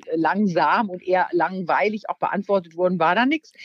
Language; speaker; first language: German; native; German